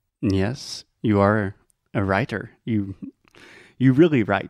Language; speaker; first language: English; non-native, fluent; Portuguese